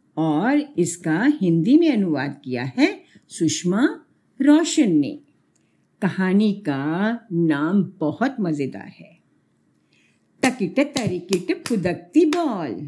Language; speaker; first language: Hindi; native; Hindi